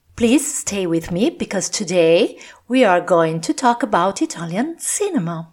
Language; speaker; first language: English; non-native, fluent; Italian